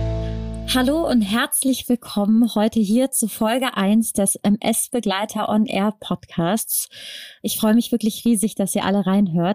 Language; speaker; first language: German; native; German